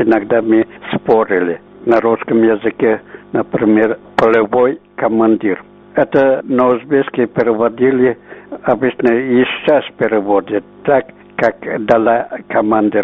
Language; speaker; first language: Russian; non-native, local second language; Uzbek